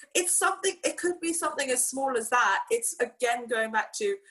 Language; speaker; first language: English; native; English